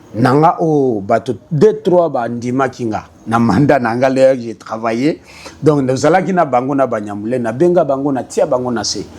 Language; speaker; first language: Lingala; non-native, local second language; Swahili